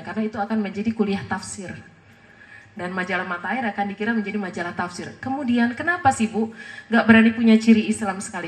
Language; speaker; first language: Indonesian; native; Indonesian